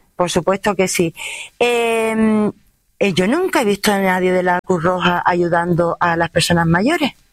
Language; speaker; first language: Spanish; native; Spanish